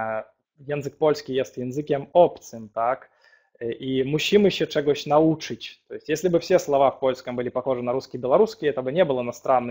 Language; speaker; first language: Polish; non-native, fluent; Russian